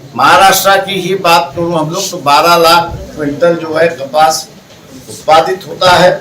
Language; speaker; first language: Hindi; non-native, local second language; Marathi